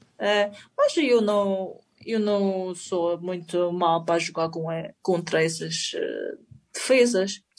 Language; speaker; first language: Portuguese; non-native, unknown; Chinese